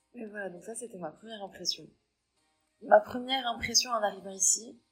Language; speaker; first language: French; non-native, local second language; Arabic